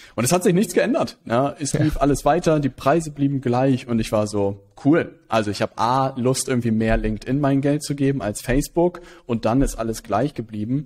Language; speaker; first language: German; native; German